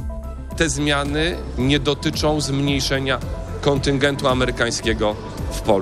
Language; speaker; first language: Polish; native; Polish